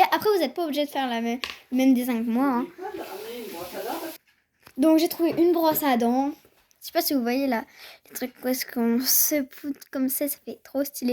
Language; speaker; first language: French; native; French